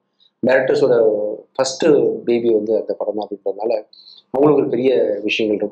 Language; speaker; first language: Tamil; native; Tamil